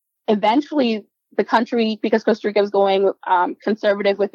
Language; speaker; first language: English; non-native, local second language; Spanish